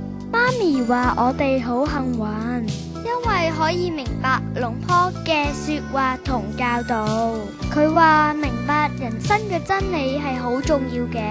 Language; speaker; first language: Cantonese; early bilingual, other home language; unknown